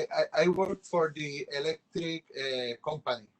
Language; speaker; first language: English; non-native, local second language; Spanish